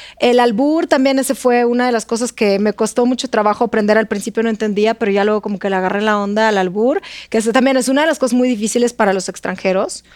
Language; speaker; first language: Spanish; non-native, fluent; Russian